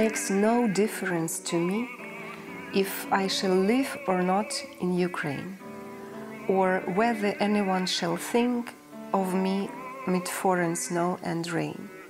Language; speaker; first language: English; non-native, fluent; Ukrainian